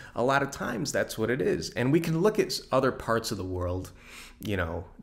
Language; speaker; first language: English; native; English